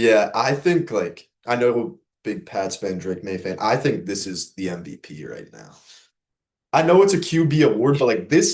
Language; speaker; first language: English; native; English